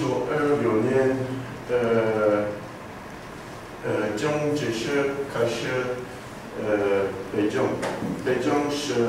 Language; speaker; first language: Chinese; non-native, learner; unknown